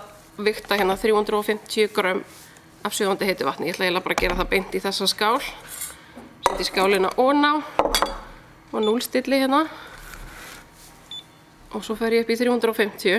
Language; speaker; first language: Icelandic; native; Icelandic